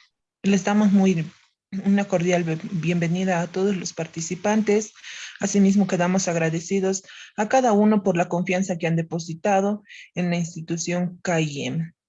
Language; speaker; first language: Spanish; native; Spanish